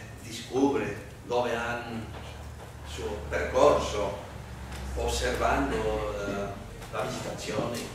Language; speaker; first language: Italian; non-native, learner; Spanish